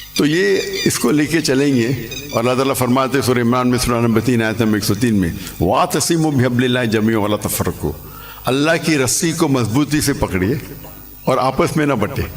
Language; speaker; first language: Urdu; non-native, local second language; English